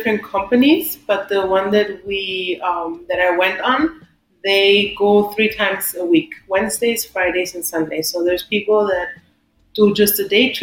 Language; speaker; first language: English; non-native, fluent; German